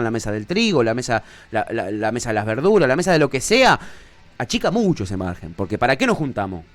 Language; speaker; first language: Spanish; native; Spanish